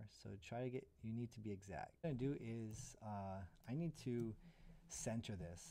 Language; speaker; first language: English; native; English